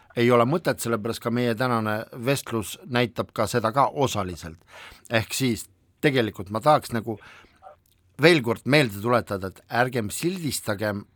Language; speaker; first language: Estonian; non-native, local second language; Russian